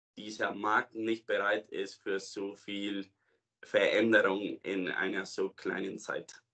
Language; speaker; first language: German; non-native, fluent; Spanish